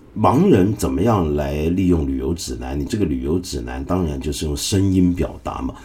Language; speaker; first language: Chinese; non-native, local second language; Cantonese